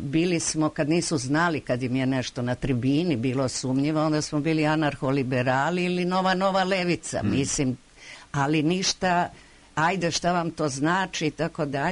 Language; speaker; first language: Croatian; native; Croatian